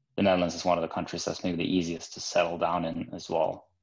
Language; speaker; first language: English; non-native, fluent; Norwegian